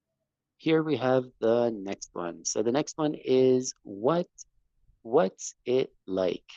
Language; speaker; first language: English; non-native, fluent; Spanish